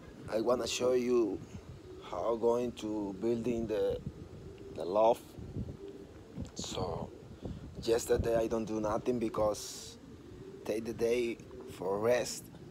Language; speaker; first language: English; non-native, learner; Spanish